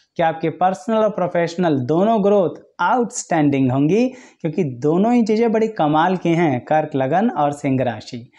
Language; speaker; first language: Hindi; native; Hindi